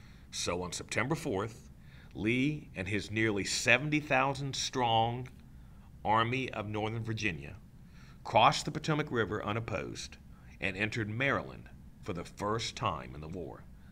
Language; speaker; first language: English; native; English